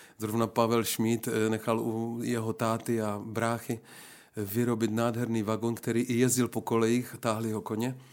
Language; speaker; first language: Czech; native; Czech